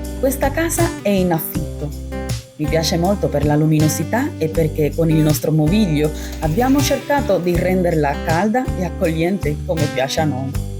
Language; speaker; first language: Italian; non-native, fluent; Spanish